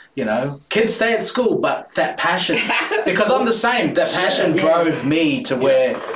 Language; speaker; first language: English; native; English